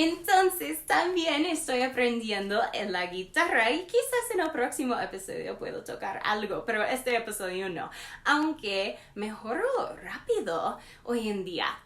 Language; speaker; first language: Spanish; non-native, learner; English